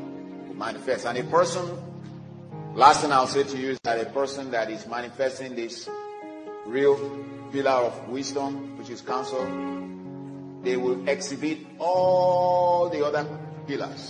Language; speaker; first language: English; non-native, local second language; Yoruba